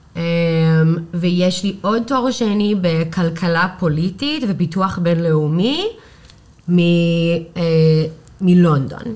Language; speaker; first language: Hebrew; non-native, fluent; English